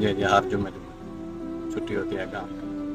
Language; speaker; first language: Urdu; non-native, local second language; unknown